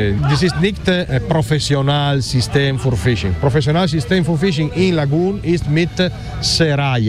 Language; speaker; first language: German; non-native, learner; Italian